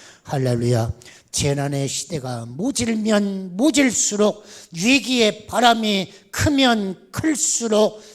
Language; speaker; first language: Korean; native; Korean